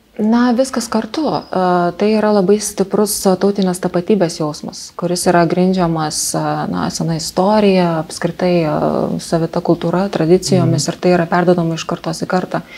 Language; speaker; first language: Lithuanian; early bilingual, other home language; Armenian